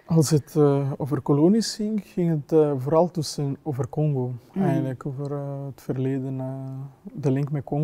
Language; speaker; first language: Dutch; non-native, fluent; Kinyarwanda